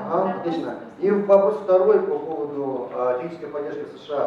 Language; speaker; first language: Russian; native; Russian